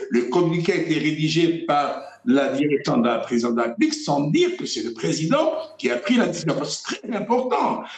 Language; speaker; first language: French; non-native, local second language; Arabic